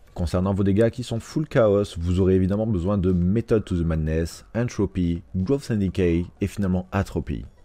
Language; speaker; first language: French; native; French